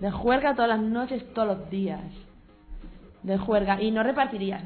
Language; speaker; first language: Spanish; native; Spanish